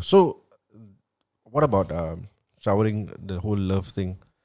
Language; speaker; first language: English; non-native, local second language; Tamil